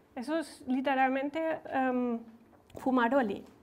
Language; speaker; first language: Spanish; non-native, fluent; German